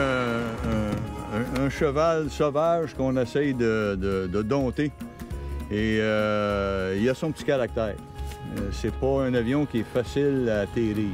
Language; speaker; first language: French; native; French